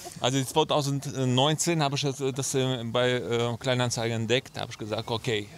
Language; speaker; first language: German; native; German